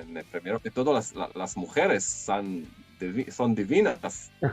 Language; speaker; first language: Spanish; non-native, learner; Hebrew